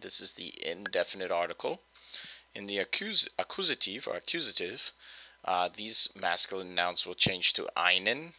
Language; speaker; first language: English; native; English